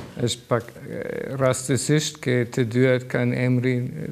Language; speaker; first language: Albanian; non-native, learner; German